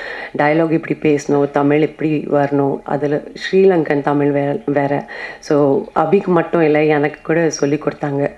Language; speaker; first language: Tamil; non-native, fluent; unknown